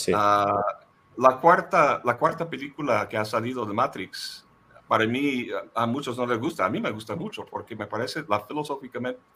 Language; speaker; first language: Spanish; non-native, fluent; English